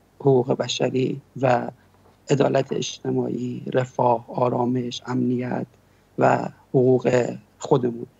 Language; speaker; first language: Persian; native; Persian